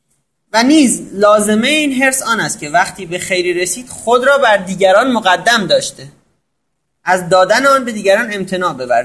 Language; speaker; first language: Persian; native; Persian